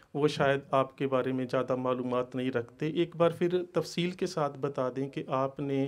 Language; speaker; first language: Hindi; non-native, local second language; Punjabi